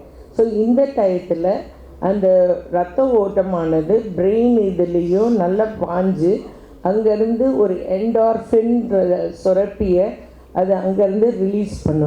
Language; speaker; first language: Tamil; native; Tamil